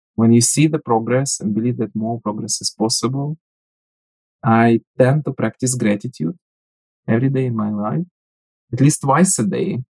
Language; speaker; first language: English; non-native, fluent; Ukrainian